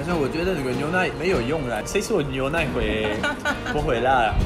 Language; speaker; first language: Chinese; non-native, learner; French